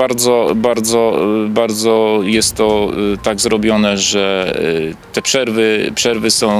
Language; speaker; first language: Polish; native; Polish